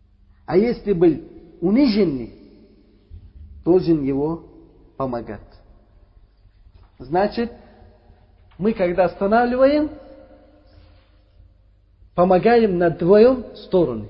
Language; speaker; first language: Russian; non-native, learner; Uzbek